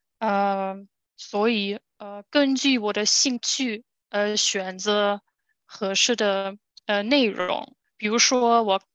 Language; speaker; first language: Chinese; non-native, learner; German